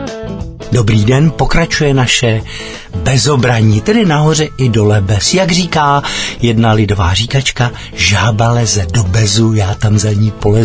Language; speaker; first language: Czech; native; Czech